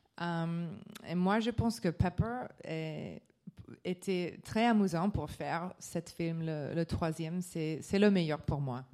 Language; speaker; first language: French; non-native, learner; English